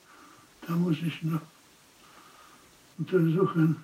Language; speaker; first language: German; non-native, fluent; Polish